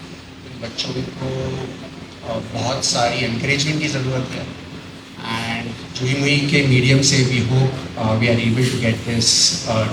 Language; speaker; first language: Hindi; native; Hindi